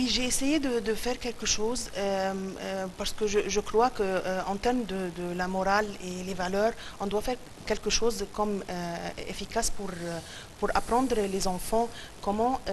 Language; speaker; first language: French; non-native, fluent; Arabic